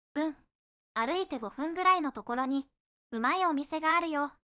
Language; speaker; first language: Japanese; native; Japanese